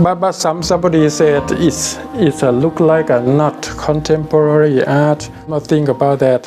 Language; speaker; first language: English; non-native, learner; Thai